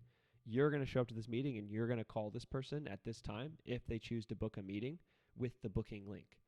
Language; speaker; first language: English; native; English